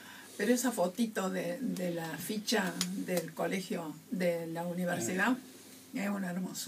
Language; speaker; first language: Spanish; native; Spanish